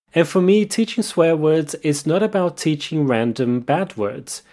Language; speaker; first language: English; non-native, fluent; Portuguese